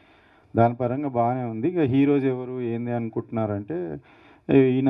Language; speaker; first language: Telugu; native; Telugu